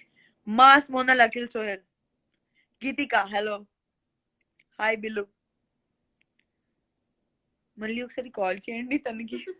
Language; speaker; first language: Telugu; non-native, learner; Gujarati